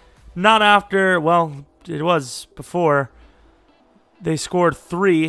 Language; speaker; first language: English; native; English